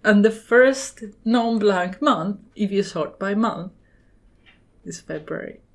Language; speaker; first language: English; non-native, fluent; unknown